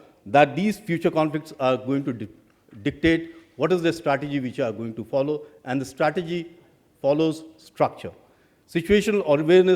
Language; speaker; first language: English; non-native, local second language; Hindi